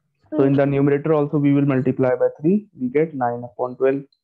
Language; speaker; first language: English; non-native, local second language; Hindi